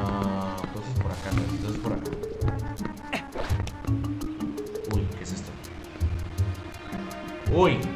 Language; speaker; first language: Spanish; native; Spanish